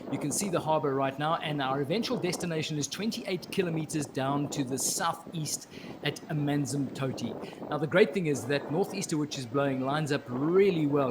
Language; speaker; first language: English; native; English